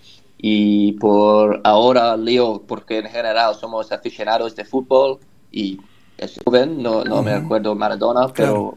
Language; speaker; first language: Spanish; non-native, learner; English